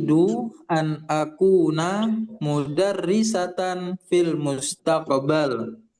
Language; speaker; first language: Arabic; non-native, learner; Indonesian